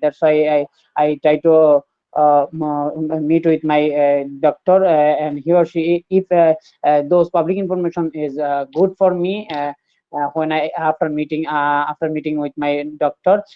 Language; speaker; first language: English; non-native, learner; Bangla